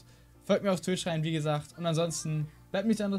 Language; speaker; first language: German; native; German